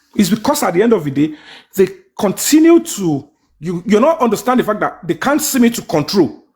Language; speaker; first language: English; non-native, local second language; Yoruba